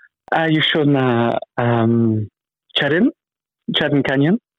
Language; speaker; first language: Russian; non-native, fluent; English